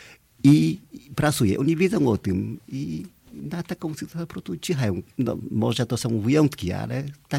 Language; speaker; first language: Polish; non-native, fluent; Vietnamese